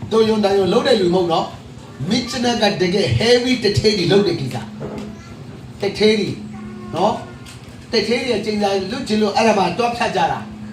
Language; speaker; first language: Burmese; non-native, local second language; Kachin